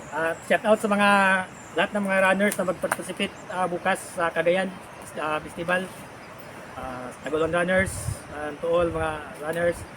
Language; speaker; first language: Filipino; non-native, local second language; Cebuano